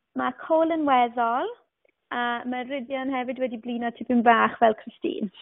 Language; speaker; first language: Welsh; native; Welsh